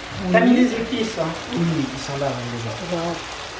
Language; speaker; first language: French; native; French